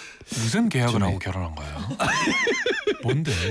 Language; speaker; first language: Korean; native; Korean